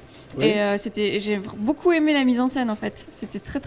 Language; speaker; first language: French; native; French